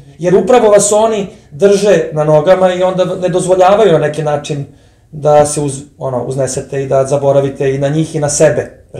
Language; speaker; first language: Serbian; native; Serbian